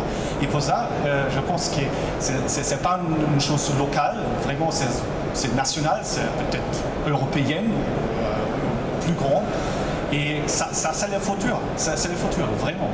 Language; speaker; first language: French; non-native, local second language; German